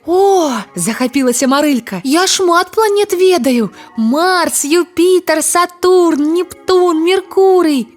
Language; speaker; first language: Belarusian; native; Belarusian